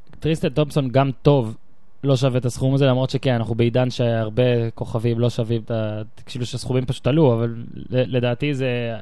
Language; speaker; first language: Hebrew; native; Hebrew